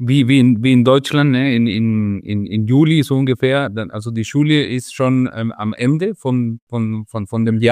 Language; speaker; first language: German; non-native, fluent; Spanish